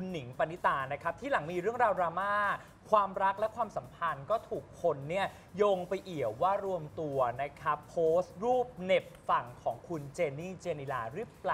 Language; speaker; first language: Thai; native; Thai